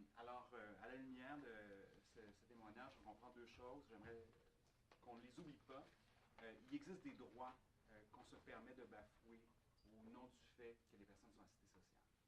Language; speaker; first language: French; native; French